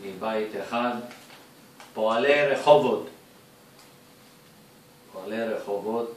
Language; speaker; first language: Hebrew; native; Hebrew